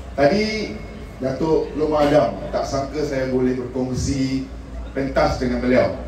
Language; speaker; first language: Malay; non-native, local second language; Min Nan Chinese